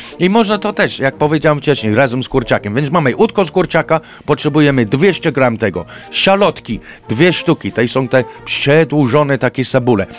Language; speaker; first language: Polish; non-native, fluent; English